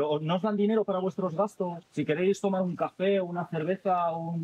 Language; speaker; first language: Spanish; native; Spanish